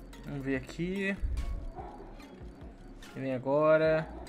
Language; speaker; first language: Portuguese; native; Portuguese